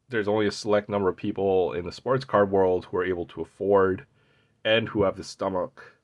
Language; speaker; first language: English; native; English